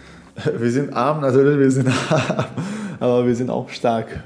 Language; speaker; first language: German; non-native, fluent; Persian